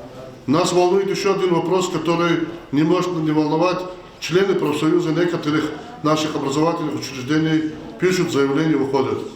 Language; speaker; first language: Russian; non-native, local second language; Lezghian